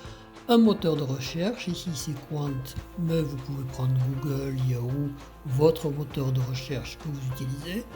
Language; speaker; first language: French; native; French